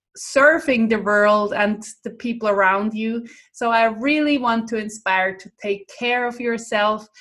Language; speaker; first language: English; non-native, fluent; Swiss German